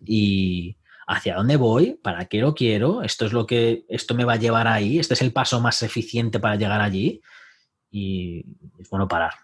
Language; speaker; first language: Spanish; native; Spanish